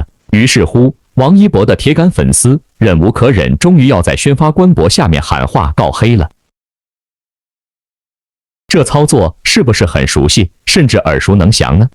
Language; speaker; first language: Chinese; native; Chinese